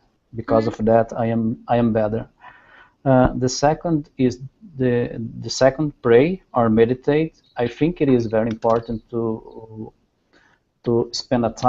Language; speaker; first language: English; non-native, learner; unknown